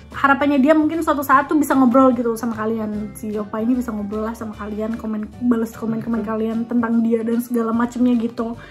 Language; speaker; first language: Indonesian; native; Indonesian